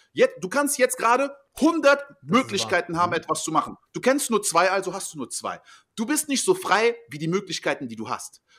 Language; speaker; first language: German; non-native, fluent; French